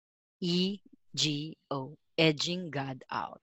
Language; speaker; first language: English; non-native, local second language; Filipino